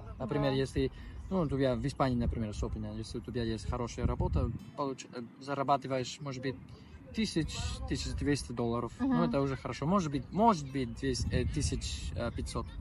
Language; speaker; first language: Russian; non-native, learner; Spanish